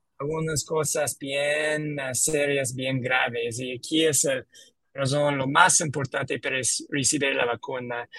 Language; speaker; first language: Spanish; non-native, learner; English